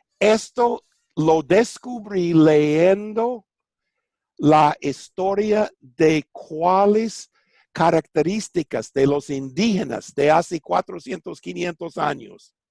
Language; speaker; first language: Spanish; non-native, fluent; English